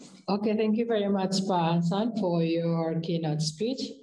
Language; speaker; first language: English; non-native, fluent; Indonesian